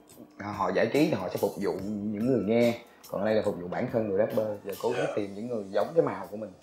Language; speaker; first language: Vietnamese; native; Vietnamese